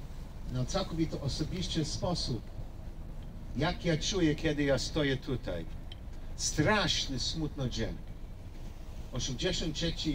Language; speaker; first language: Polish; non-native, learner; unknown